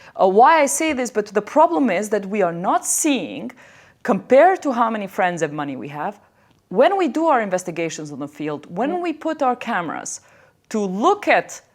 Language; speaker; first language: English; non-native, fluent; Albanian